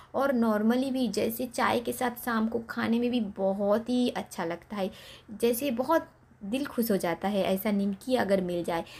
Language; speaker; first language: Hindi; non-native, local second language; Bangla